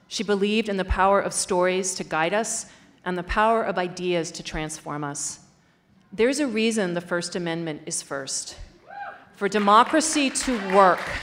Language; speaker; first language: English; native; English